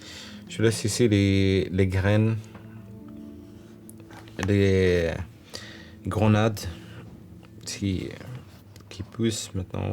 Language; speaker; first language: French; non-native, learner; Arabic